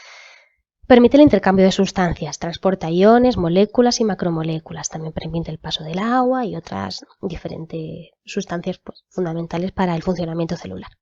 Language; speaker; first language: Spanish; native; Spanish